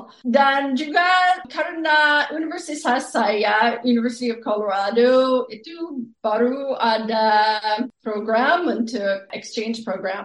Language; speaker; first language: Indonesian; non-native, fluent; English